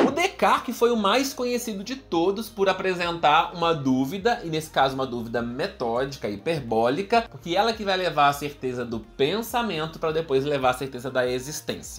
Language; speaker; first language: Portuguese; native; Portuguese